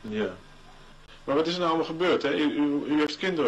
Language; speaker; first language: Dutch; native; Dutch